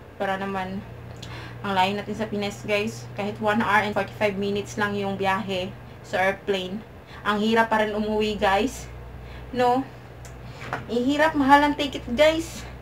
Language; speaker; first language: Filipino; non-native, local second language; Cebuano